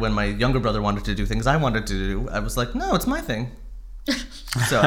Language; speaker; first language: English; native; English